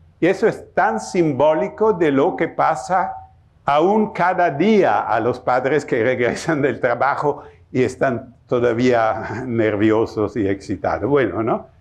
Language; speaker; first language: Spanish; non-native, fluent; Italian